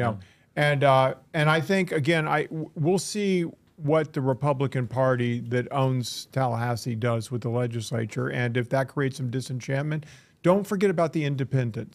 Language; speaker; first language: English; native; English